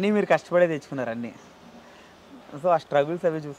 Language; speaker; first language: Telugu; native; Telugu